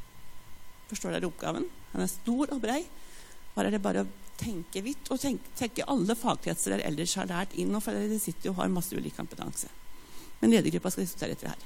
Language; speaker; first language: Norwegian; native; Norwegian